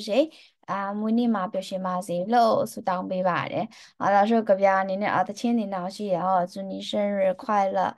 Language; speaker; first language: Chinese; native; Chinese